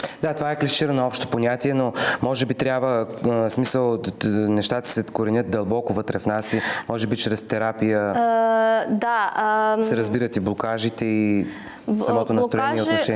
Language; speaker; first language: Bulgarian; native; Bulgarian